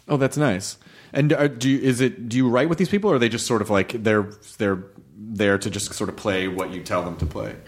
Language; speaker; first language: English; native; English